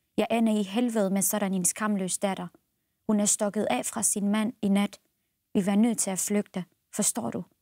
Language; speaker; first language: Danish; non-native, fluent; Central Kurdish